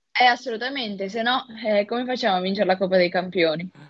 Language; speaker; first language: Italian; native; Italian